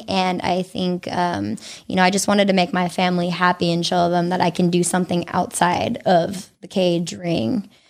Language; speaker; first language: English; early bilingual, other home language; Italian